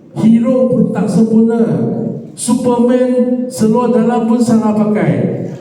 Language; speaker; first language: Malay; non-native, local second language; Chinese